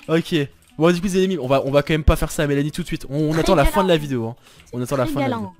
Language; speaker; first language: French; native; French